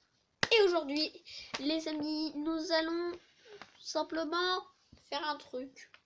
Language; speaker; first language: French; native; French